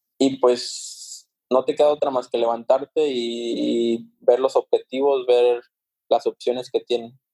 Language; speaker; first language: Spanish; native; Spanish